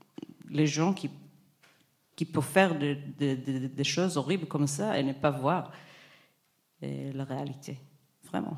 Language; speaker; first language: French; non-native, fluent; Hebrew